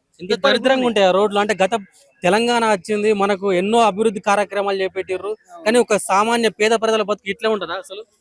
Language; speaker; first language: Telugu; native; Telugu